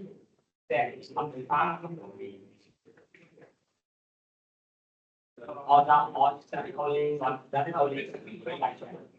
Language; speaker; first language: English; non-native, learner; Vietnamese